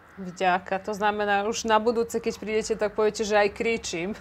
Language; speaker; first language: Slovak; early bilingual, heritage; Croatian